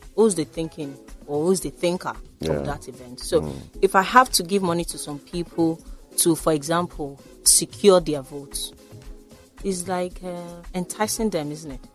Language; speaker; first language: English; non-native, local second language; Yoruba